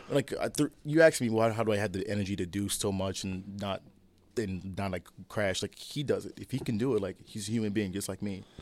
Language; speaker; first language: English; early bilingual, other home language; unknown